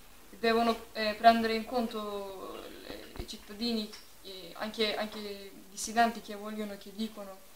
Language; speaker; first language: Italian; non-native, fluent; Turkish